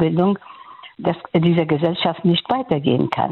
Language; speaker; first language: German; non-native, fluent; Persian